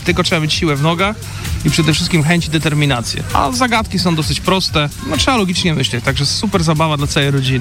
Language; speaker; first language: Polish; native; Polish